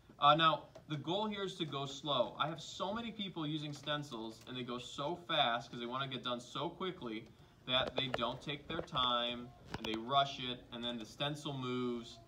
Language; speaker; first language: English; native; English